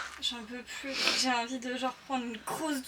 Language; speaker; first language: French; native; French